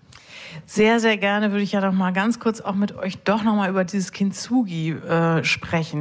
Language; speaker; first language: German; native; German